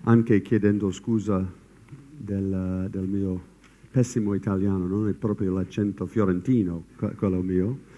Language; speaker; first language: Italian; non-native, fluent; English